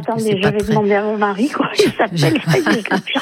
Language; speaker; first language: French; native; French